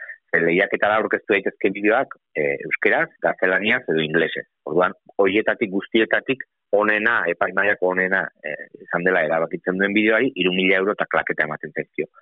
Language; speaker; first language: Basque; native; Basque